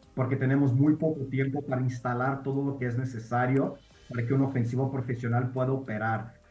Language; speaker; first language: Spanish; non-native, fluent; Portuguese